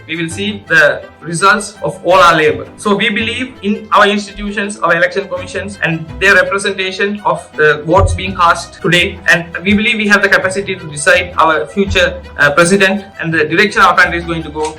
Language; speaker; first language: English; non-native, local second language; Tamil